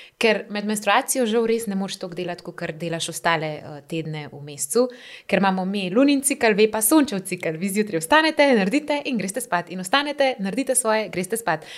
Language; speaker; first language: Slovenian; native; Slovenian